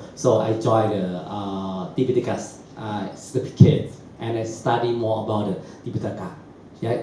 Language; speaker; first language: English; non-native, learner; Burmese